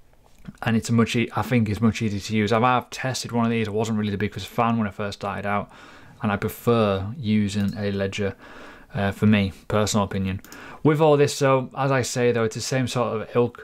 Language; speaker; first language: English; native; English